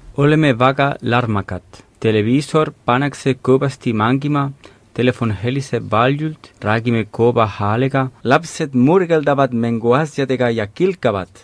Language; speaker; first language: Estonian; non-native, fluent; Spanish